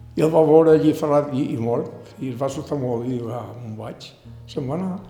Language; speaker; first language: Catalan; native; Catalan